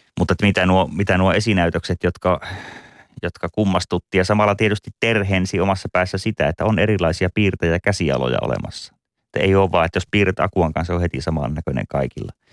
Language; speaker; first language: Finnish; native; Finnish